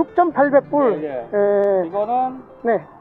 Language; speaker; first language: Korean; native; Korean